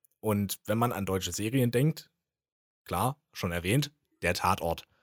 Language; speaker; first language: German; native; German